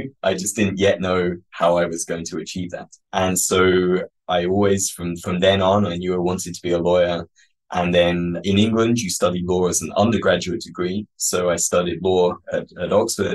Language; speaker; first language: English; native; English